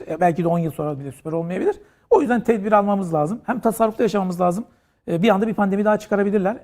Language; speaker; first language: Turkish; native; Turkish